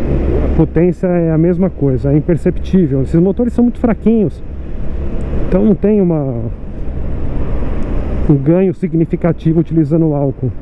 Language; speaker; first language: Portuguese; native; Portuguese